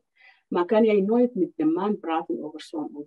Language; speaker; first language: Dutch; non-native, fluent; Arabic